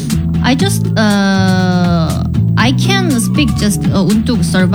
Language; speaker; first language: English; non-native, learner; Korean